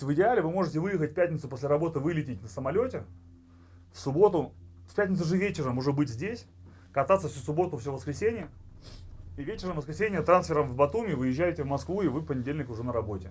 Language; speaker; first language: Russian; native; Russian